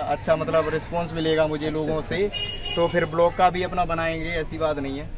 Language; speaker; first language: Hindi; native; Hindi